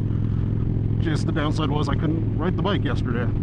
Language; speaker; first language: English; native; English